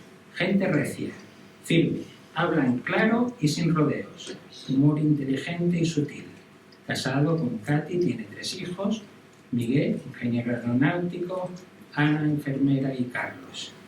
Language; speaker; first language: Spanish; native; Spanish